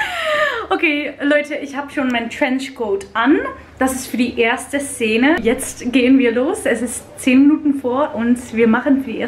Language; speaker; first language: German; non-native, fluent; Dutch